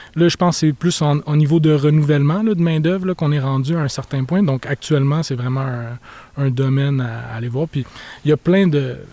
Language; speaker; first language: French; native; French